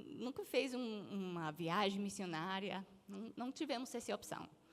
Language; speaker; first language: Portuguese; non-native, fluent; English